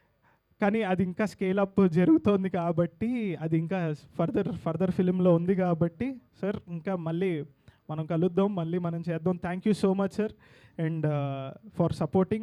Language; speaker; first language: Telugu; native; Telugu